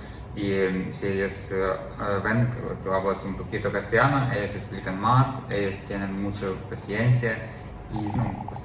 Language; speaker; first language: Spanish; non-native, learner; Ukrainian